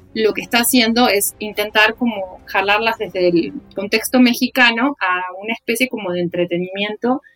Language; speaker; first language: Spanish; native; Spanish